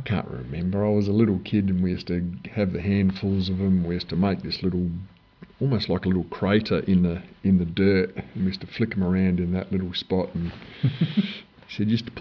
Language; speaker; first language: English; native; English